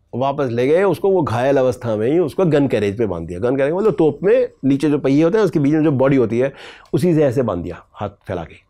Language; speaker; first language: Hindi; native; Hindi